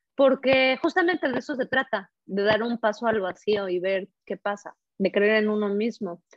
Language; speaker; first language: Spanish; native; Spanish